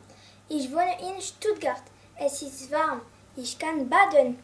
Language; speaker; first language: German; non-native, learner; French